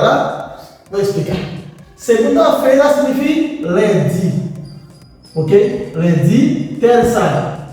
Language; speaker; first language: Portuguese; non-native, fluent; Haitian Creole